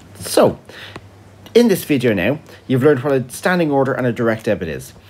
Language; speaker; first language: English; native; English